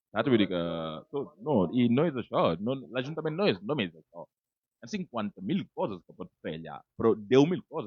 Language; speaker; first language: Catalan; non-native, fluent; Wolof